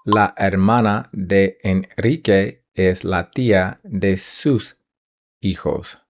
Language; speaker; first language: Spanish; non-native, learner; English